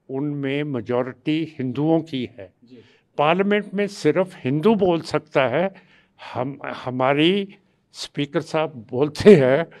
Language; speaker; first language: Hindi; non-native, local second language; Punjabi